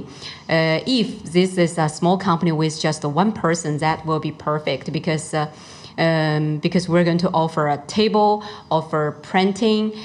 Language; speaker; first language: English; non-native, fluent; Chinese